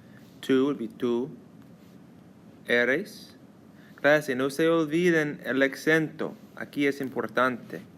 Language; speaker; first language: Spanish; non-native, fluent; English